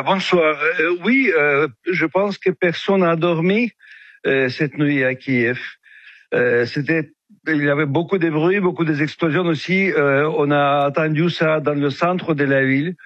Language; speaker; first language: French; non-native, fluent; Ukrainian